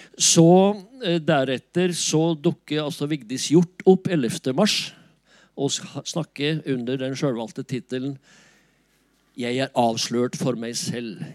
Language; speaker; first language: Norwegian; native; Norwegian